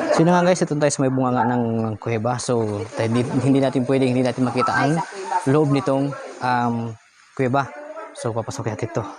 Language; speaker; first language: Filipino; non-native, local second language; Bikol